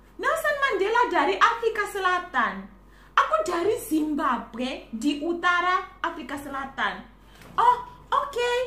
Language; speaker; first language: Indonesian; non-native, fluent; Shona